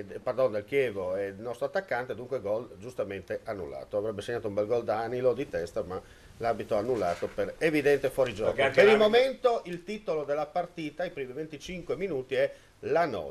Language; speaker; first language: Italian; native; Italian